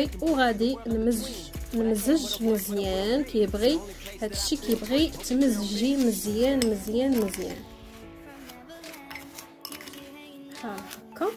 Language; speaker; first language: Arabic; native; Arabic